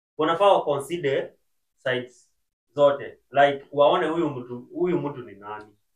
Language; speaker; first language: Swahili; native; Swahili